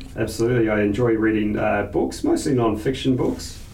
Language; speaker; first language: English; native; English